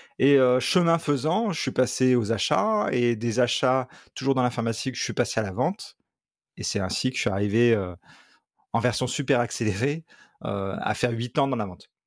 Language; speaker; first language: French; native; French